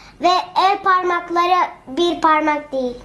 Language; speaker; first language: Turkish; non-native, fluent; Arabic